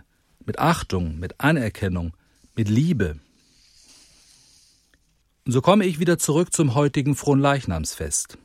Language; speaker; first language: German; native; German